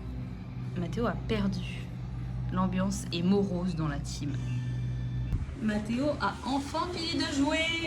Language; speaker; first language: French; native; French